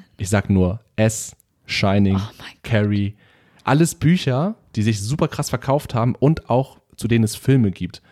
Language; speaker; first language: German; early bilingual, other home language; Vietnamese